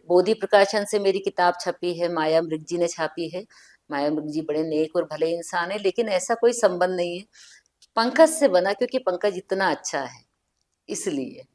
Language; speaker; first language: Hindi; native; Hindi